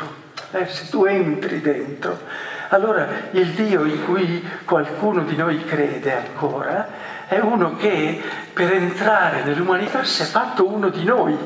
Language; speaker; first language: Italian; native; Italian